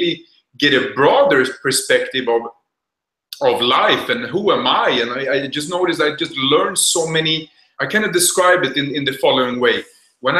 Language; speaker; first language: English; non-native, fluent; Swedish